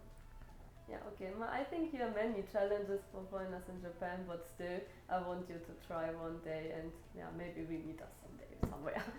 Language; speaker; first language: English; non-native, fluent; German